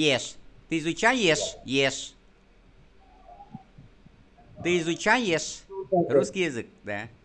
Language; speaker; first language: Russian; non-native, fluent; Vietnamese